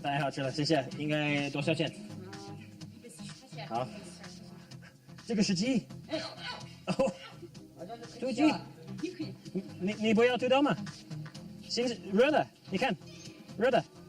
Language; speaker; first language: Chinese; non-native, learner; English